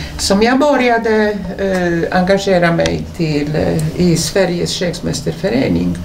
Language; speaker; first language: Swedish; non-native, fluent; Polish